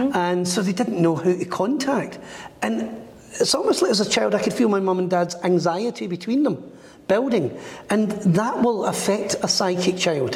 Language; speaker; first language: English; native; English